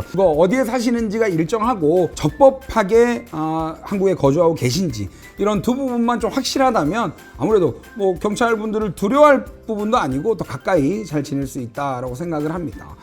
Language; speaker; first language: Korean; native; Korean